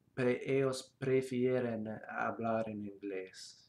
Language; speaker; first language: Spanish; non-native, learner; English